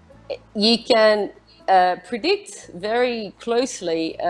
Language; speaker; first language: English; native; English